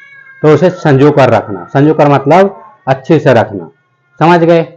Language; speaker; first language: Hindi; native; Hindi